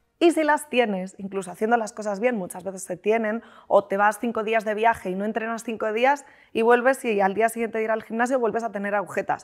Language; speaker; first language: Spanish; native; Spanish